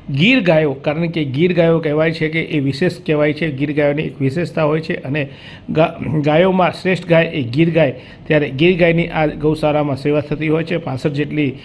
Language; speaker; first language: Gujarati; native; Gujarati